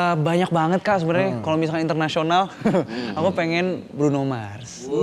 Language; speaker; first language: Indonesian; native; Indonesian